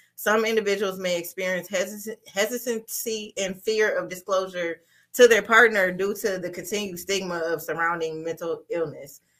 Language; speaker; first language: English; native; English